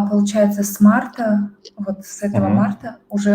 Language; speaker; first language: Russian; native; Russian